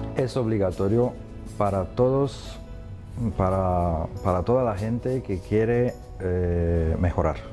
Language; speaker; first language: Spanish; non-native, fluent; Romanian